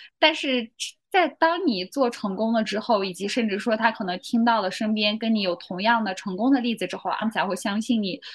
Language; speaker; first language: Chinese; native; Chinese